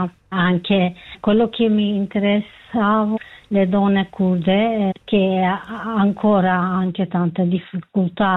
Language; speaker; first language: Italian; non-native, learner; Kurdish